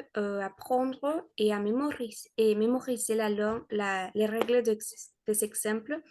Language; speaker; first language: French; non-native, learner; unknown